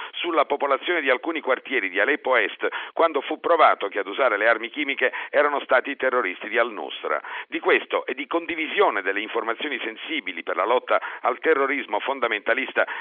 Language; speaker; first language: Italian; native; Italian